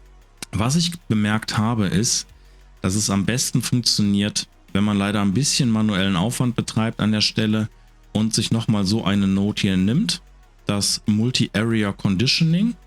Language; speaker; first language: German; native; German